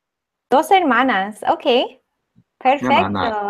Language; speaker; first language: Spanish; non-native, fluent; English